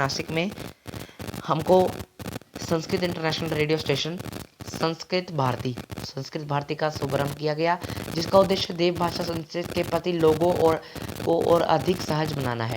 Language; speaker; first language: Hindi; native; Hindi